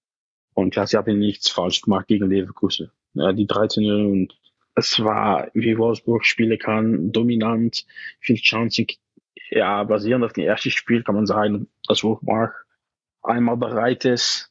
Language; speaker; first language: German; non-native, fluent; Dutch